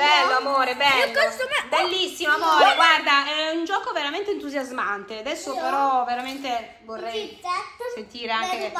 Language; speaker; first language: Italian; native; Italian